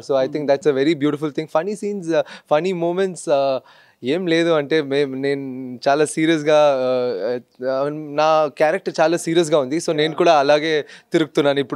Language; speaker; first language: Telugu; non-native, local second language; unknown